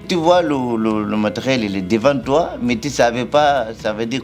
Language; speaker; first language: French; non-native, learner; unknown